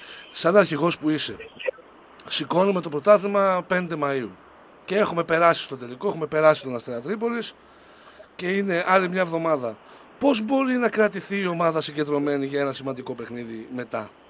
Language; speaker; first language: Greek; native; Greek